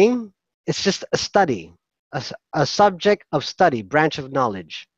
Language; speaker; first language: English; non-native, fluent; Filipino